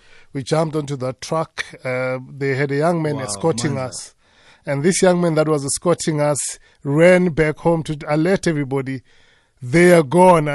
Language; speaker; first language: English; non-native, local second language; Zulu